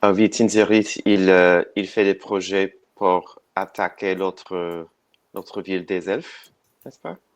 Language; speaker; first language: French; non-native, learner; English